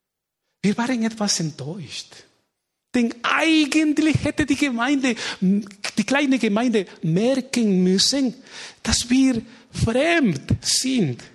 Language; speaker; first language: German; non-native, fluent; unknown